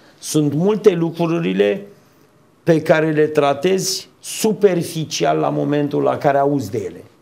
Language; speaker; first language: Romanian; native; Romanian